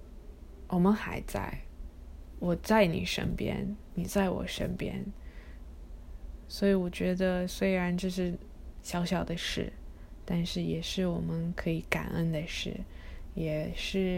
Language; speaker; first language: Chinese; early bilingual, heritage; Chinese